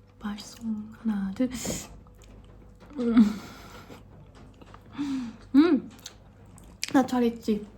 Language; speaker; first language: Korean; non-native, learner; French